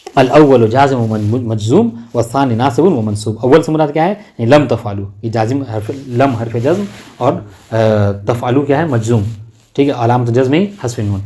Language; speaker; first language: Urdu; native; Urdu